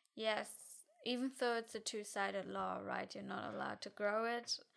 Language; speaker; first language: English; non-native, fluent; German